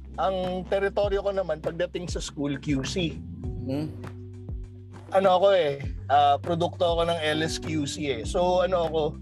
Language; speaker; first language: Filipino; native; Filipino